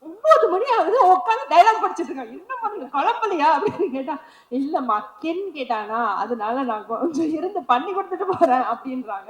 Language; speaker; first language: Tamil; native; Tamil